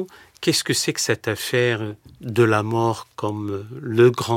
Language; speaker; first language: French; native; French